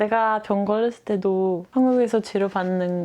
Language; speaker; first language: Korean; non-native, fluent; Dutch